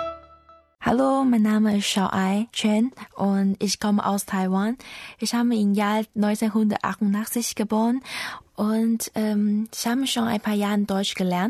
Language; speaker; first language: German; non-native, learner; Chinese